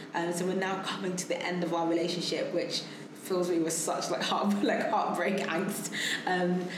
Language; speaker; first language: English; native; English